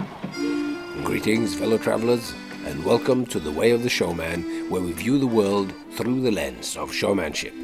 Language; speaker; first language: English; non-native, fluent; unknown